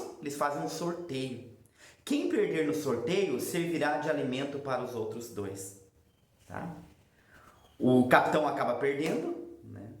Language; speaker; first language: Portuguese; native; Portuguese